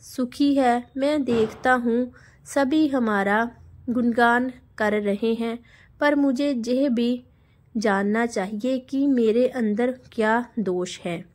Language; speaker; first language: Hindi; non-native, local second language; Punjabi